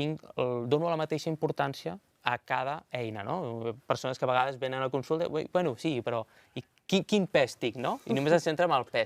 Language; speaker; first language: Catalan; native; Catalan